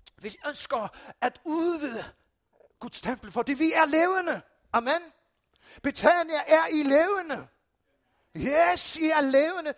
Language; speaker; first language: Danish; non-native, local second language; Faroese